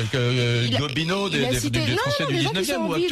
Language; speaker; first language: French; native; French